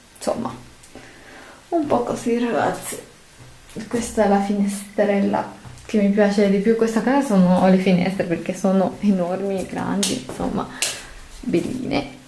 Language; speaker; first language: Italian; non-native, fluent; Spanish